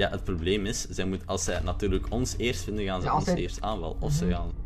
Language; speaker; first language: Dutch; native; Dutch